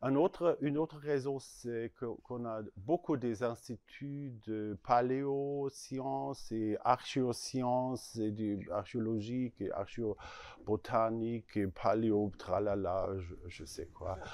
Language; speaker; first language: French; non-native, learner; German